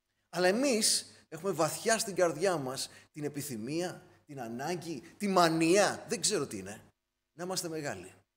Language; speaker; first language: Greek; native; Greek